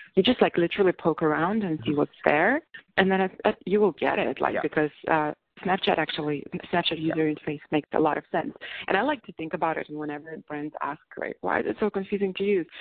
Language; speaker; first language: English; non-native, fluent; Russian